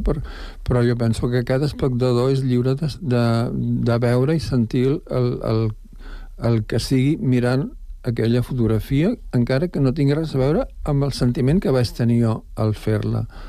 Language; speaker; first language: Catalan; native; Catalan